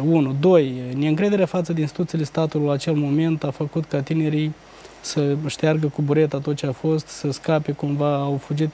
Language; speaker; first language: Romanian; native; Romanian